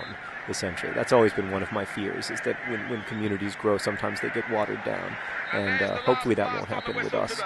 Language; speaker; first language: English; native; English